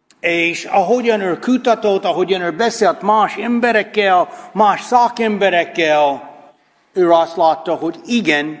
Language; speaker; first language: Hungarian; non-native, fluent; English